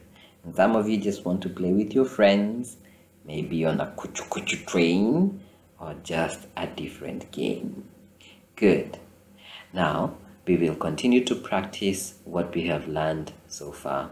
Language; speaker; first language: English; non-native, fluent; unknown